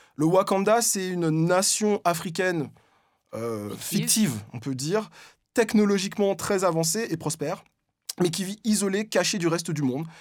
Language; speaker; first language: French; native; French